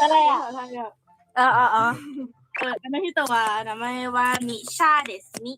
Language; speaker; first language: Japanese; non-native, learner; Thai